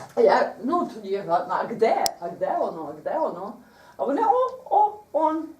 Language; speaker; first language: Ukrainian; early bilingual, heritage; Ukrainian